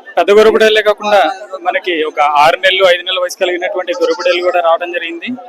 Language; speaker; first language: Telugu; native; Telugu